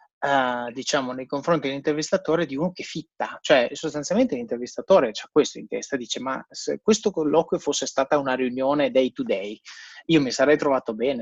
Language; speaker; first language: Italian; native; Italian